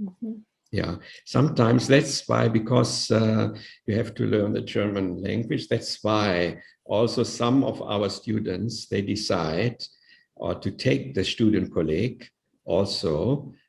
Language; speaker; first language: English; non-native, fluent; Indonesian